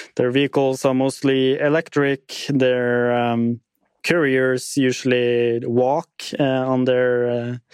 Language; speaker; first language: English; non-native, fluent; Norwegian